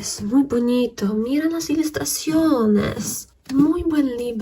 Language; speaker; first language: Spanish; non-native, fluent; Polish